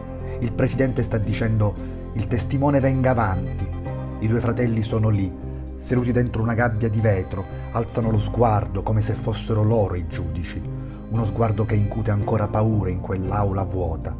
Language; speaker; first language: Italian; native; Italian